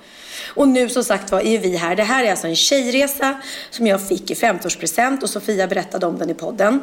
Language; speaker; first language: Swedish; native; Swedish